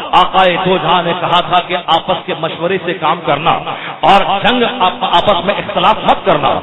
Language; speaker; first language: Urdu; non-native, local second language; Odia